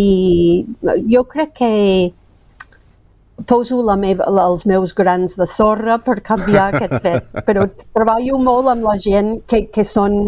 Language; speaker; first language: Catalan; non-native, fluent; English